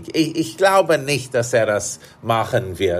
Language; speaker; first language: German; non-native, fluent; English